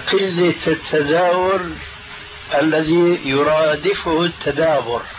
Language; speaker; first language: Arabic; early bilingual, other home language; Albanian